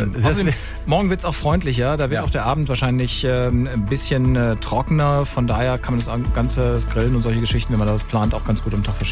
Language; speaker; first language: German; native; German